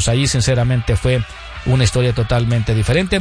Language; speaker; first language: Spanish; native; Spanish